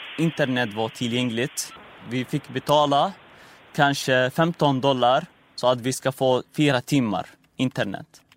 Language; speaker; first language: Swedish; non-native, fluent; Arabic